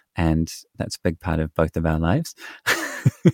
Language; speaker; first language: English; native; English